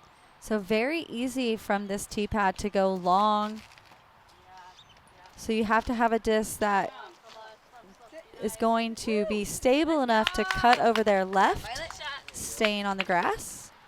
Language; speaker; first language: English; native; English